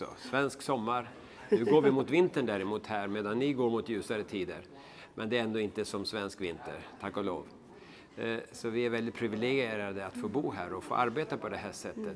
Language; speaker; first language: Swedish; native; Swedish